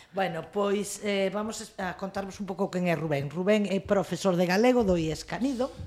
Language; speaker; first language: Galician; non-native, local second language; Spanish